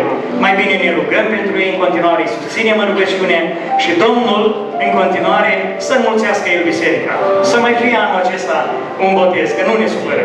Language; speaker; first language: Romanian; native; Romanian